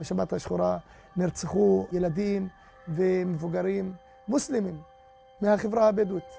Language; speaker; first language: Hebrew; non-native, local second language; Arabic